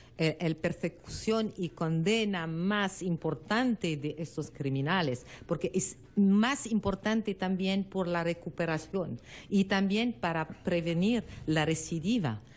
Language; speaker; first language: Spanish; non-native, learner; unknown